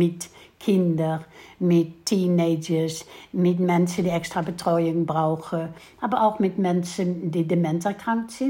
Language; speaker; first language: German; non-native, fluent; Dutch